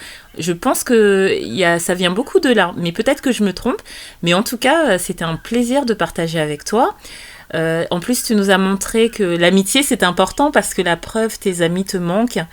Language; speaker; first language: French; native; French